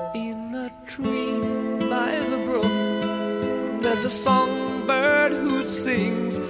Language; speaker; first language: Swedish; native; Swedish